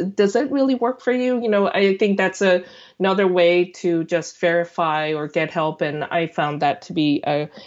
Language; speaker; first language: English; non-native, fluent; Korean